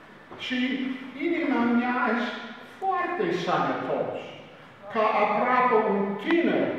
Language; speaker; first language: Romanian; non-native, learner; English